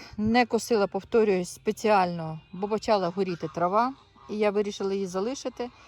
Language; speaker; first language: Ukrainian; non-native, local second language; Russian